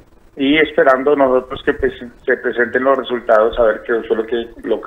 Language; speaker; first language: Spanish; native; Spanish